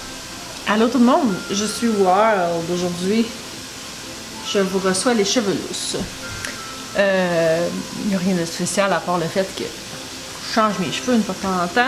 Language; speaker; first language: French; native; French